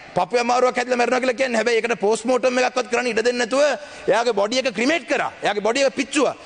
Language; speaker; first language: Sinhala; non-native, local second language; Tamil